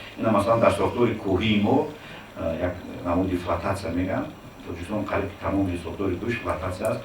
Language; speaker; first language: Tajik; native; Tajik